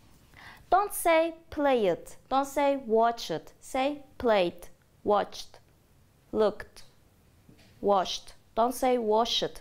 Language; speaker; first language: English; non-native, fluent; Turkish